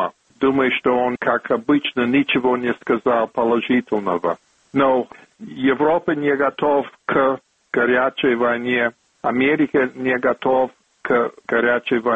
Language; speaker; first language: Russian; non-native, fluent; English